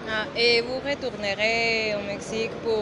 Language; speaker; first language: French; non-native, learner; Spanish